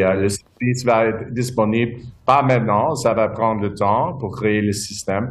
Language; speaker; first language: French; non-native, local second language; English